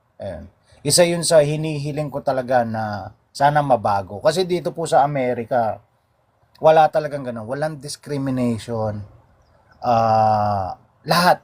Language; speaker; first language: Filipino; native; Filipino